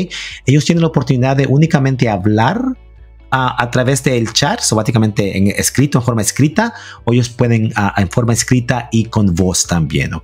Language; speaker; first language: Spanish; early bilingual, heritage; Spanish